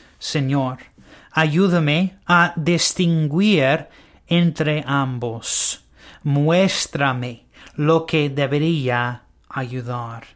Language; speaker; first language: Spanish; non-native, learner; English